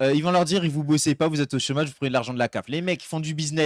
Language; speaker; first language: French; native; French